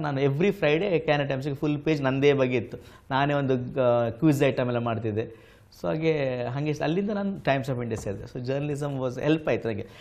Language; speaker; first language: Kannada; non-native, local second language; Tulu